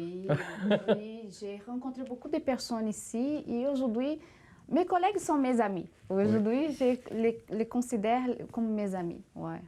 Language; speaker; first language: French; non-native, fluent; Portuguese